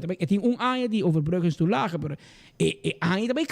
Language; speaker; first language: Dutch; non-native, local second language; Papiamento